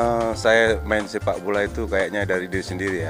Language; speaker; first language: Indonesian; non-native, local second language; Minangkabau